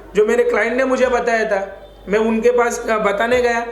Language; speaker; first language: Hindi; non-native, local second language; Marathi